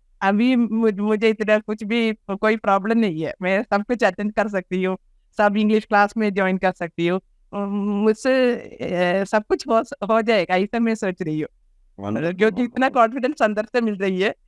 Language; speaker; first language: Hindi; non-native, local second language; Malayalam